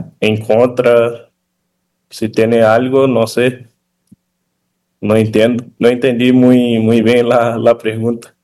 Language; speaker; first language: Spanish; non-native, fluent; Portuguese